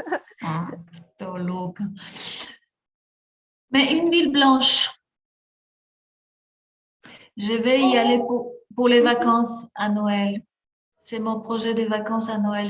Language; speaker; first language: French; non-native, fluent; Spanish